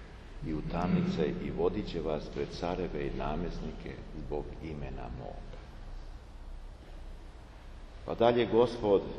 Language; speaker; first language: Serbian; native; Serbian